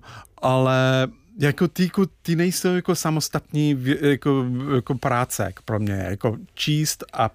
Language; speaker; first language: Czech; non-native, fluent; English